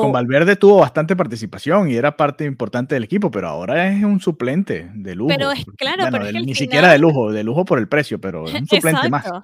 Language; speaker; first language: Spanish; native; Spanish